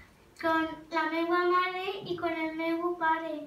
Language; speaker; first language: Catalan; non-native, local second language; Spanish